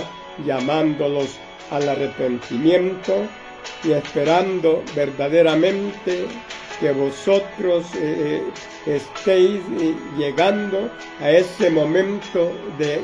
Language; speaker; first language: Spanish; native; Spanish